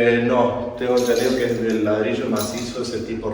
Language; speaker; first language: Spanish; native; Spanish